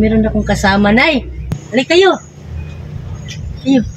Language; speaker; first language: Filipino; non-native, local second language; Cebuano